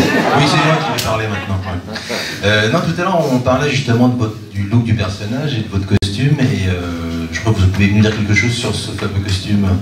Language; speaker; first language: French; native; French